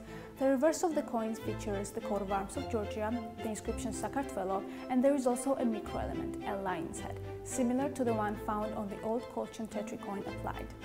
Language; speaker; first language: English; non-native, learner; Georgian